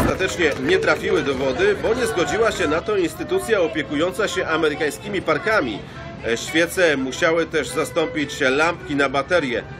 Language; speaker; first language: Polish; native; Polish